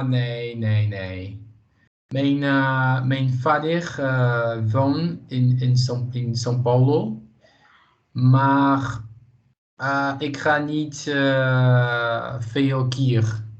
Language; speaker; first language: Dutch; non-native, learner; Portuguese